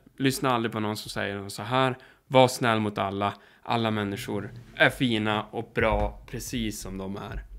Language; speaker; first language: Swedish; native; Swedish